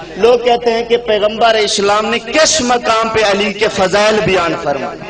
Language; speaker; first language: Urdu; non-native, local second language; Saraiki